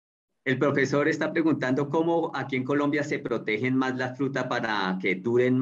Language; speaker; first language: Portuguese; non-native, learner; Spanish